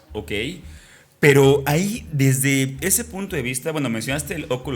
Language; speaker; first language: Spanish; native; Spanish